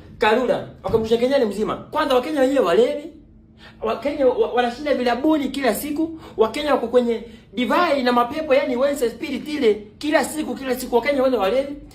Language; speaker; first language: Swahili; native; Swahili